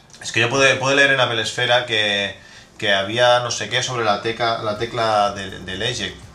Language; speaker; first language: Spanish; native; Spanish